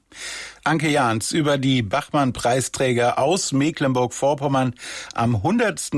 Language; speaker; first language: German; native; German